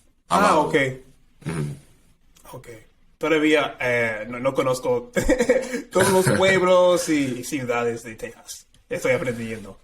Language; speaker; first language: Spanish; non-native, fluent; English